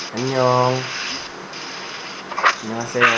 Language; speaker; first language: Korean; non-native, learner; Filipino